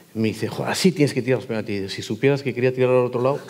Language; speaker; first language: Spanish; native; Spanish